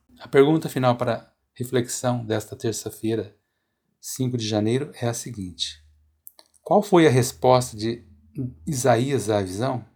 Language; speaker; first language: Portuguese; native; Portuguese